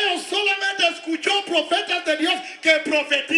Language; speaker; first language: Spanish; non-native, learner; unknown